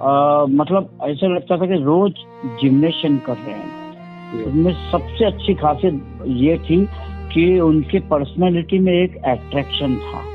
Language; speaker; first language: Hindi; native; Hindi